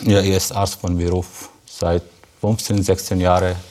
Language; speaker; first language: German; non-native, learner; Arabic